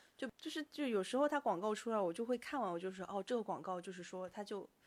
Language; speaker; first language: Chinese; native; Chinese